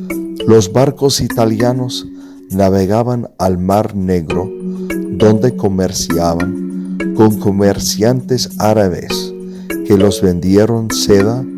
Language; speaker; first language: Spanish; non-native, fluent; English